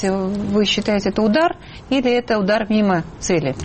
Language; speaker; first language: Russian; native; Russian